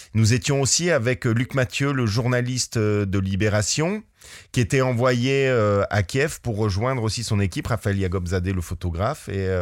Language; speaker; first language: French; native; French